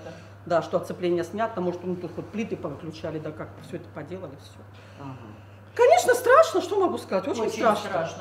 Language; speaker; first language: Russian; native; Russian